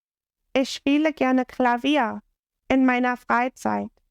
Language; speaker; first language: German; non-native, fluent; English